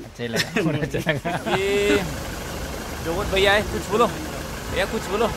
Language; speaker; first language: Hindi; non-native, local second language; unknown